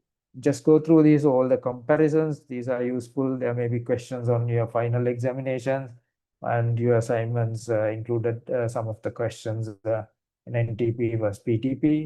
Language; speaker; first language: English; non-native, fluent; Sinhala